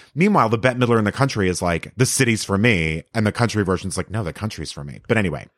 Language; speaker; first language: English; native; English